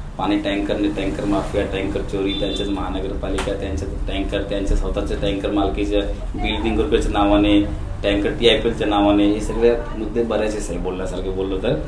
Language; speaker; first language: Marathi; non-native, local second language; Hindi